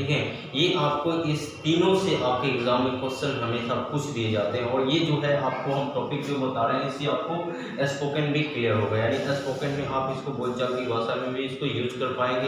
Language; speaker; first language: Hindi; native; Hindi